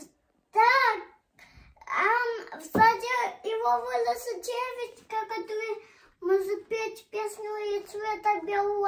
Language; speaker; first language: Russian; early bilingual, other home language; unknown